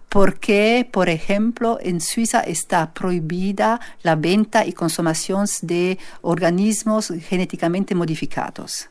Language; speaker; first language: Spanish; non-native, fluent; Italian